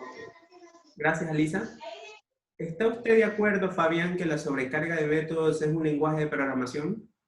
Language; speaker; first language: Spanish; native; Spanish